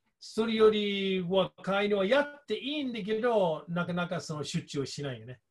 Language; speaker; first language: Japanese; non-native, fluent; English